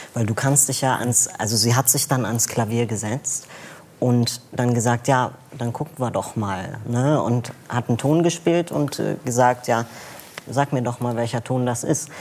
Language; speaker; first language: German; native; German